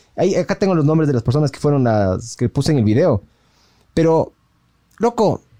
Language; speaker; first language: Spanish; native; Spanish